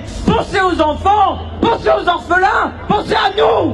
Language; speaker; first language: French; native; French